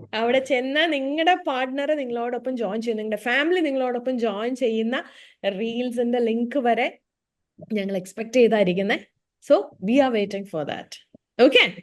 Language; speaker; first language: Malayalam; native; Malayalam